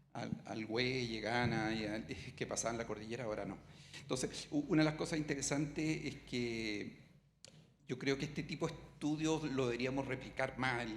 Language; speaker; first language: Spanish; native; Spanish